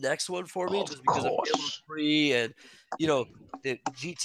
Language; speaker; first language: English; non-native, fluent; French